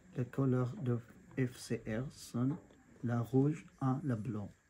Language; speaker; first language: French; non-native, learner; Amharic